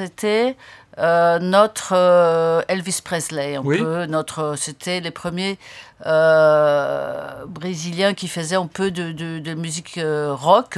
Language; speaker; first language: French; non-native, fluent; Portuguese